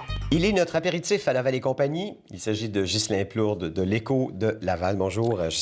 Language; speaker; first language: French; native; French